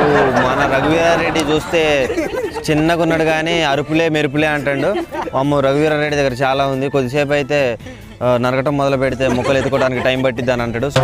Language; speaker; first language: Telugu; native; Telugu